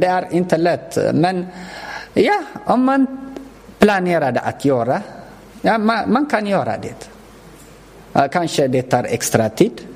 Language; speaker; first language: Swedish; non-native, learner; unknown